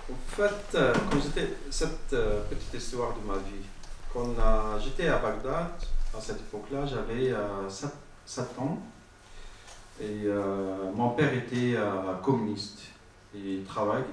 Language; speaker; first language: French; non-native, learner; Arabic